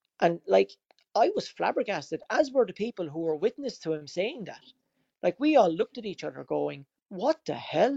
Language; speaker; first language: English; native; English